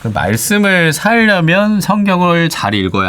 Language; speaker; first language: Korean; native; Korean